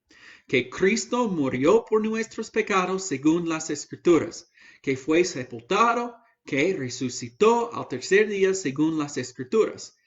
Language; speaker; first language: Spanish; non-native, fluent; English